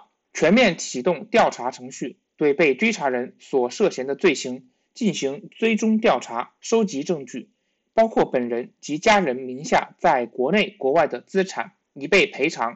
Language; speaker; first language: Chinese; native; Chinese